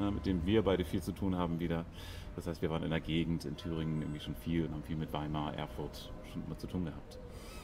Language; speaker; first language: German; native; German